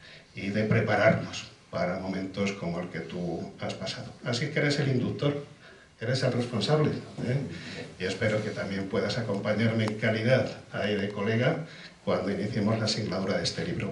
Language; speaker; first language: Spanish; native; Spanish